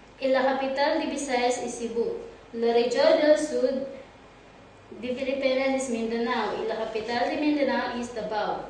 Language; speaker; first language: Spanish; non-native, learner; Cebuano